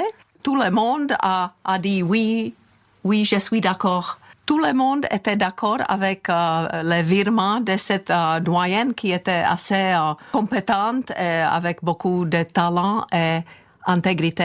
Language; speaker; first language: French; non-native, fluent; Czech